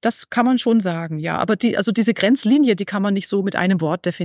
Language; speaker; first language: German; native; German